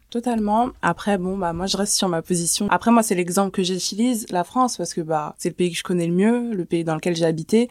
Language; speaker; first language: French; early bilingual, other home language; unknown